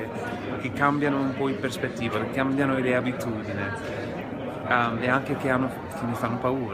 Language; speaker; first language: Italian; non-native, fluent; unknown